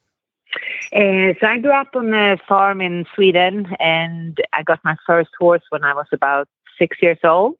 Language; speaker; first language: English; non-native, fluent; Swedish